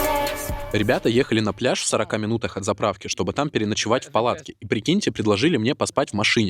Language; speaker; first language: Russian; native; Russian